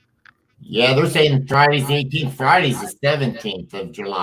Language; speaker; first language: English; native; English